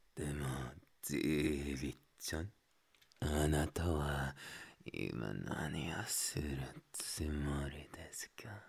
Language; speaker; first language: Japanese; non-native, learner; Spanish